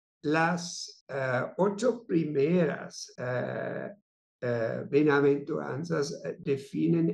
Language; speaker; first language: Spanish; non-native, fluent; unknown